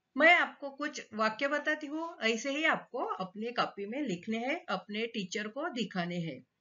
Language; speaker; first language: Hindi; non-native, local second language; Marathi